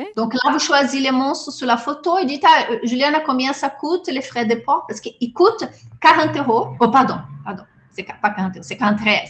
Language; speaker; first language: French; non-native, fluent; Portuguese